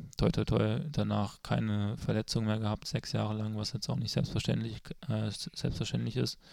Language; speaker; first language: German; native; German